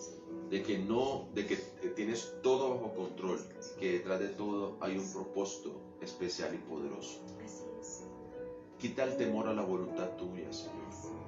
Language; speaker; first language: Spanish; native; Spanish